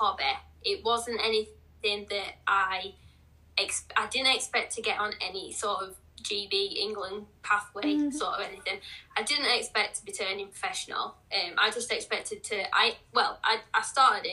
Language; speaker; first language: English; native; English